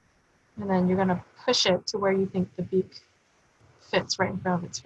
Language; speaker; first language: English; native; English